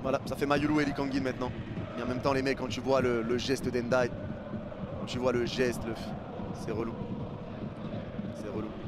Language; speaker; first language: French; native; French